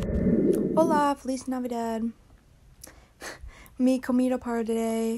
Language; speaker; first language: Spanish; non-native, learner; English